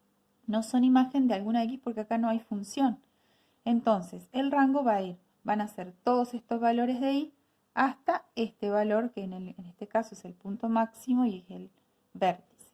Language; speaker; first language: Spanish; native; Spanish